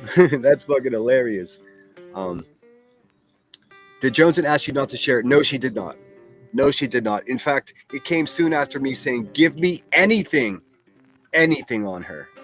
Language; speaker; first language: English; native; English